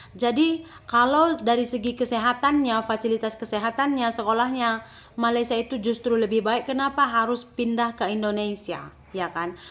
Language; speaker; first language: Indonesian; native; Indonesian